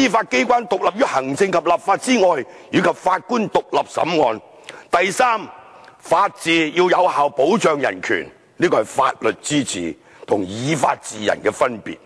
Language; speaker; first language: Chinese; non-native, local second language; Cantonese